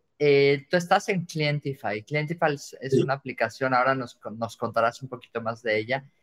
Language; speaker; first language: Spanish; native; Spanish